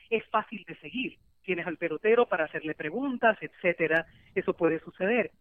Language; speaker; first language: Spanish; native; Spanish